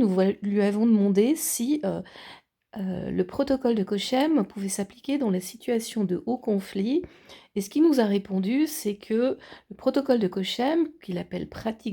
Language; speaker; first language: French; native; French